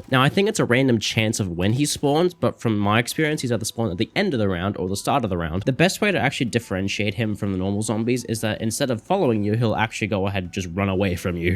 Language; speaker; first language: English; native; English